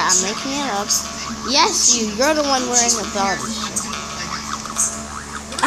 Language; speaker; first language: English; native; English